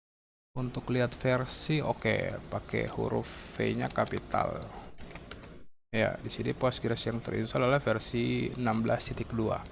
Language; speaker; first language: Indonesian; native; Indonesian